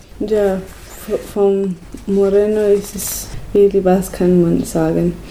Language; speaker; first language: German; non-native, learner; Spanish